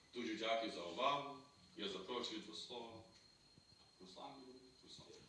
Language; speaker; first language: Ukrainian; early bilingual, heritage; Ukrainian